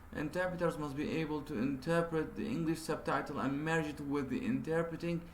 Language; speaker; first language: English; non-native, fluent; Arabic